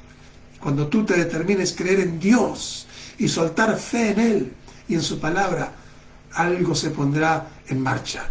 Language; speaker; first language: Spanish; native; Spanish